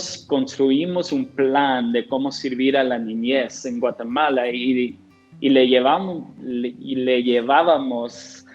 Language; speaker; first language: Spanish; non-native, fluent; English